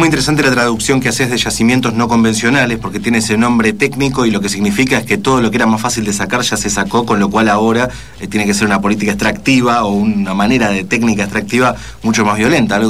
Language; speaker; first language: Spanish; native; Spanish